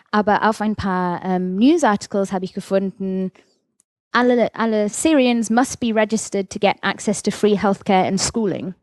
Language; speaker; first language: German; non-native, fluent; English